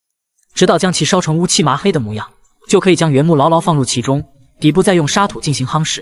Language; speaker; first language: Chinese; native; Chinese